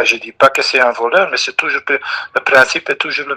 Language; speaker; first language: French; non-native, local second language; Dutch